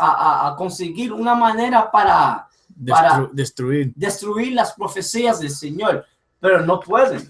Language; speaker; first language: Spanish; early bilingual, heritage; English